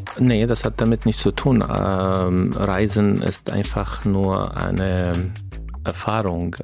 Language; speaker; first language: German; non-native, fluent; Arabic